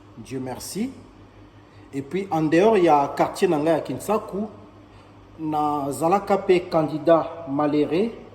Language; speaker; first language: Lingala; native; Lingala